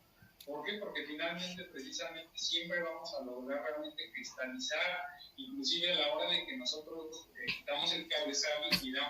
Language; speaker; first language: Spanish; native; Spanish